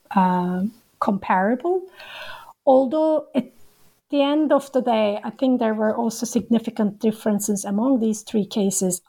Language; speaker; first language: English; non-native, fluent; Turkish